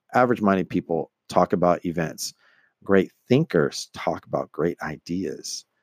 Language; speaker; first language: English; native; English